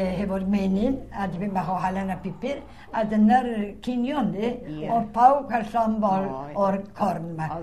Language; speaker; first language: Welsh; early bilingual, heritage; Welsh